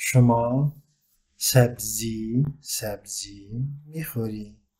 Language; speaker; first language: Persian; non-native, fluent; Turkish